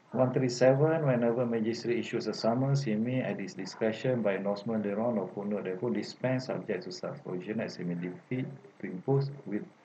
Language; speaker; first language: English; non-native, local second language; Malay